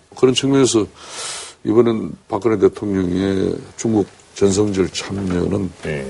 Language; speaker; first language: Korean; native; Korean